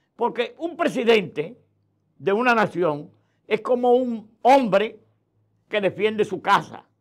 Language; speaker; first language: Spanish; native; Spanish